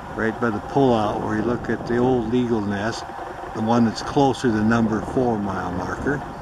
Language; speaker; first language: English; native; English